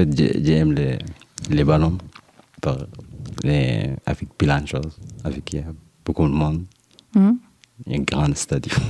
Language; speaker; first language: French; non-native, learner; Arabic